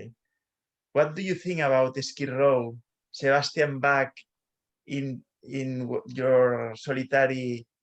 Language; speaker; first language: English; non-native, learner; Spanish